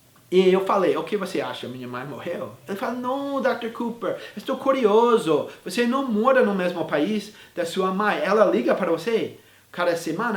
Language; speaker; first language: Portuguese; non-native, fluent; English